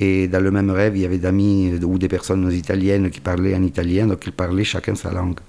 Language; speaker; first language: French; non-native, fluent; Italian